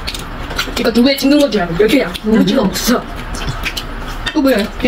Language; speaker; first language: Korean; non-native, learner; Filipino